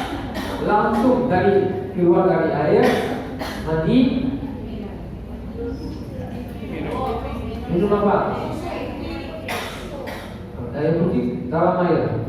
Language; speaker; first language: Indonesian; non-native, learner; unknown